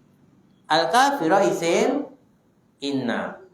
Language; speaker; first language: Arabic; non-native, fluent; Indonesian